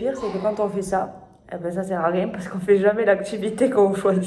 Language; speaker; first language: French; native; French